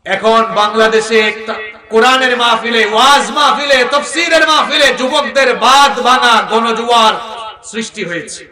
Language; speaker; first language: Bangla; non-native, local second language; Sylheti